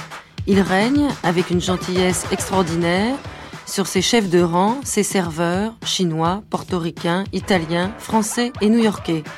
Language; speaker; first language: French; native; French